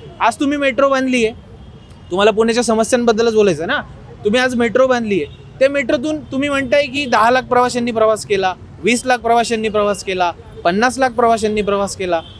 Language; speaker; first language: Marathi; native; Marathi